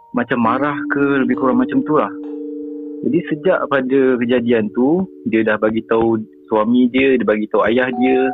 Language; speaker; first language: Malay; native; Malay